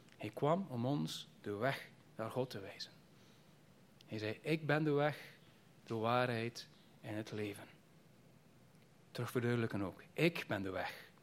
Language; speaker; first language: Dutch; native; Dutch